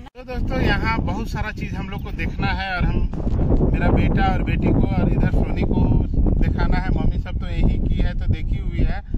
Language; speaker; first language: Hindi; native; Hindi